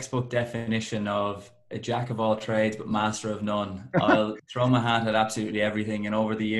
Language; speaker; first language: English; native; English